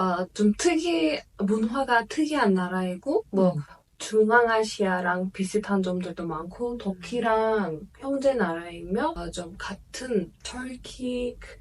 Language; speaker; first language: Korean; non-native, fluent; Azerbaijani